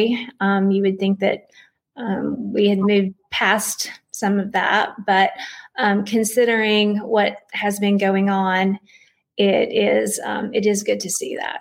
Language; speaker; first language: English; native; English